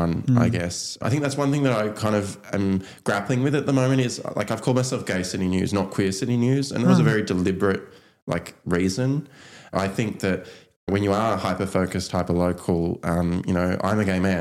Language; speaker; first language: English; native; English